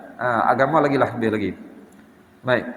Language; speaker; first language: Malay; native; Malay